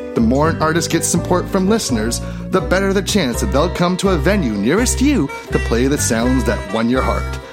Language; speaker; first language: English; native; English